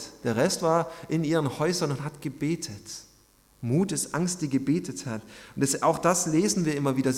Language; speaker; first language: German; native; German